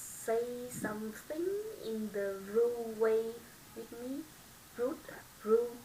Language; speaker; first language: English; non-native, learner; Vietnamese